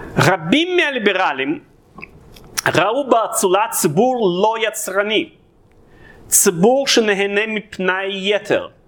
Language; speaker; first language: Hebrew; non-native, fluent; Russian